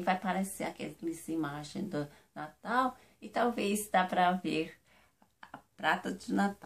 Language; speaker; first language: Portuguese; non-native, fluent; Japanese